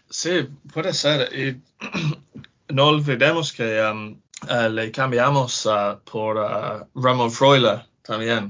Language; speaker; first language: Spanish; non-native, learner; English